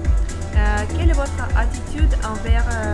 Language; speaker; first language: French; non-native, fluent; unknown